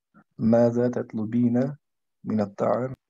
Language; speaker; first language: Arabic; non-native, learner; German